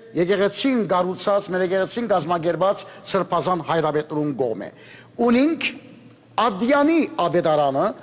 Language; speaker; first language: Armenian; early bilingual, heritage; Armenian